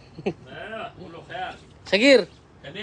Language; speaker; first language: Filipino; non-native, learner; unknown